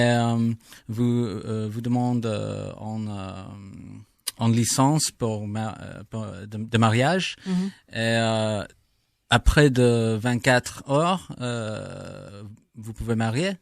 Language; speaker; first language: French; non-native, learner; English